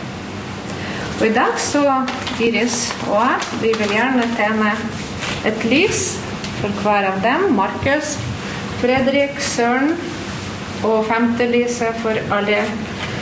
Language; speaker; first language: Norwegian; non-native, fluent; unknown